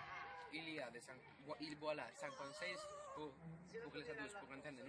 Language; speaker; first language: French; non-native, learner; Spanish